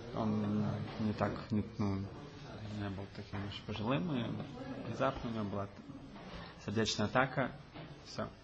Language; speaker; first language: Russian; early bilingual, heritage; Russian